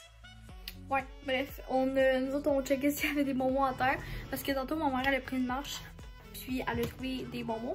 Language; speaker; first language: French; native; French